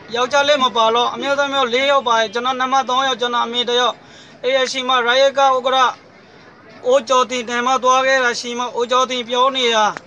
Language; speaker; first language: Burmese; non-native, local second language; Rohingya